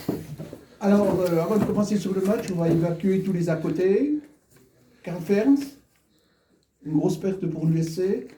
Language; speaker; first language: French; native; French